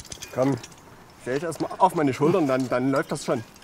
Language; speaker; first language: German; native; German